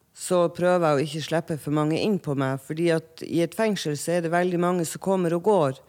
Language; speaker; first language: Norwegian; non-native, fluent; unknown